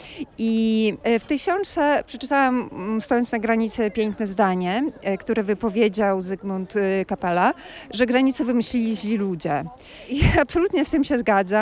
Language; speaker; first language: Polish; non-native, fluent; Ukrainian